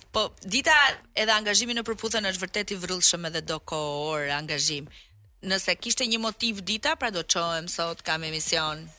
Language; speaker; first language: Albanian; native; Albanian